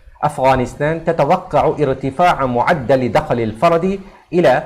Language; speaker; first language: Arabic; non-native, fluent; Urdu